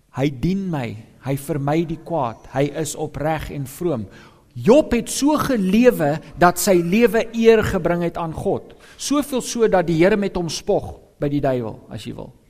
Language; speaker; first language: Afrikaans; non-native, local second language; English